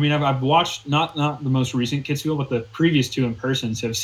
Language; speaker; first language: English; native; English